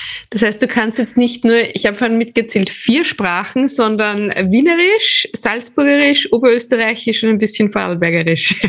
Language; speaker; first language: German; native; German